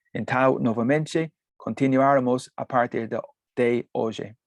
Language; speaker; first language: Portuguese; non-native, learner; English